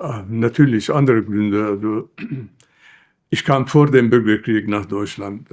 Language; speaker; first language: German; non-native, fluent; Arabic